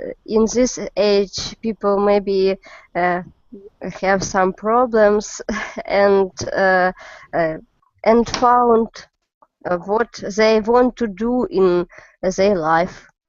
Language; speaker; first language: English; non-native, learner; Russian